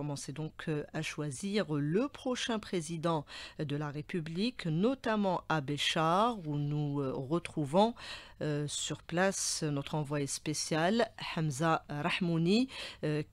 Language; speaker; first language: French; non-native, local second language; Arabic